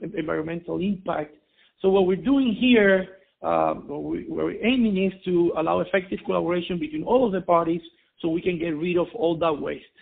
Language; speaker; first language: English; non-native, fluent; Spanish